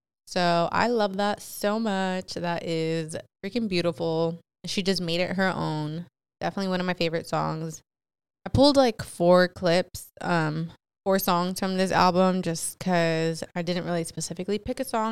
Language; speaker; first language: English; early bilingual, other home language; Spanish